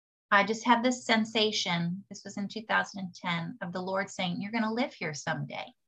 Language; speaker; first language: English; native; English